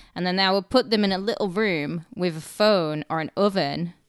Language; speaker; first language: English; native; English